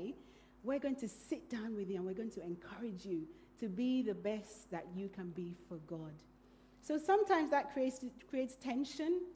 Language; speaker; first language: English; non-native, local second language; Yoruba